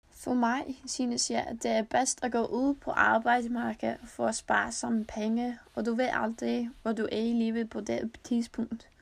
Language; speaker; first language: Danish; non-native, learner; Icelandic